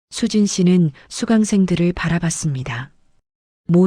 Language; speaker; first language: Korean; native; Korean